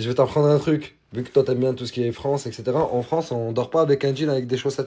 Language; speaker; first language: French; native; French